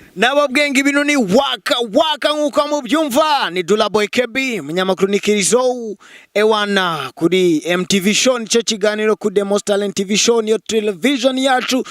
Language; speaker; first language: Kinyarwanda; native; Kinyarwanda